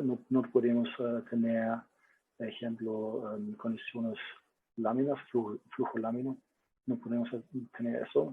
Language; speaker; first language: Spanish; non-native, learner; German